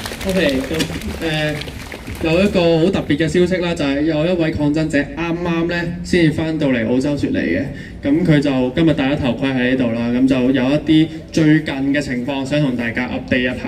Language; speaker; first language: Cantonese; native; Cantonese